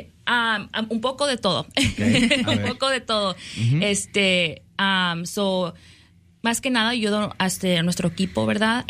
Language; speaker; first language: Spanish; early bilingual, other home language; English